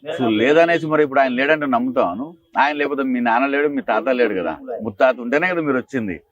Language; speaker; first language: Telugu; native; Telugu